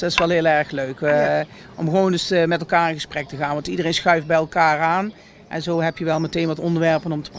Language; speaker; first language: Dutch; native; Dutch